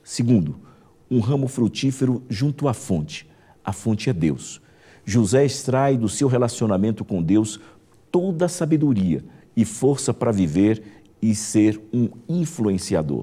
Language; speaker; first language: Portuguese; native; Portuguese